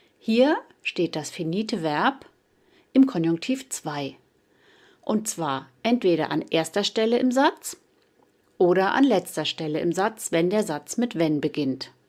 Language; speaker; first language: German; native; German